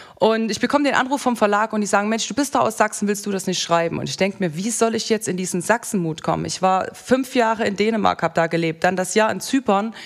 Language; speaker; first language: German; native; German